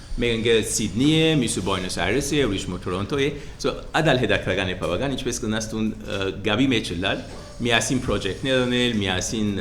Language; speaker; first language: Armenian; early bilingual, heritage; Armenian